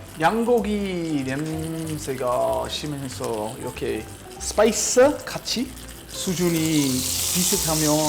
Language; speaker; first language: Korean; non-native, learner; English